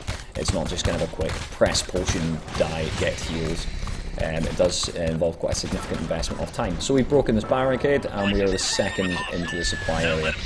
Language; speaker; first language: English; native; English